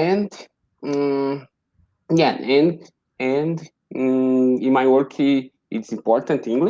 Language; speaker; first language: English; non-native, learner; Portuguese